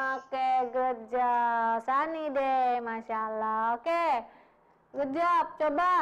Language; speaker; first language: English; non-native, fluent; Indonesian